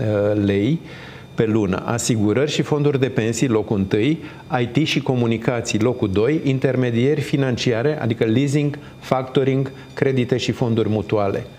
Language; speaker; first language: Romanian; native; Romanian